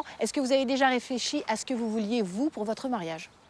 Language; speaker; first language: French; native; French